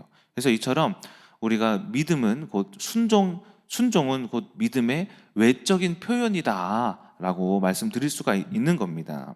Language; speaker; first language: Korean; native; Korean